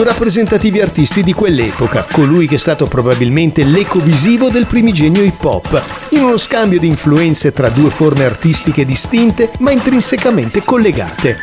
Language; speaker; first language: Italian; native; Italian